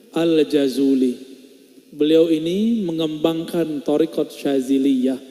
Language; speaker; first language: Indonesian; non-native, local second language; Minangkabau